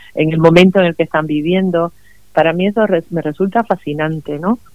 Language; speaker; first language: Spanish; native; Spanish